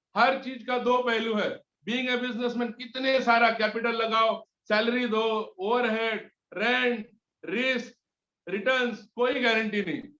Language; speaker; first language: Hindi; native; Hindi